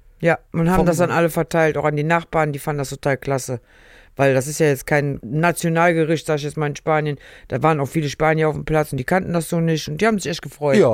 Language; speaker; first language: German; native; German